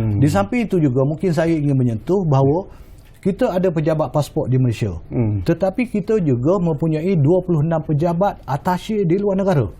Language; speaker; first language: Malay; native; Malay